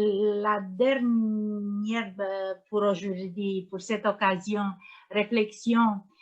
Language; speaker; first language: French; non-native, learner; Romanian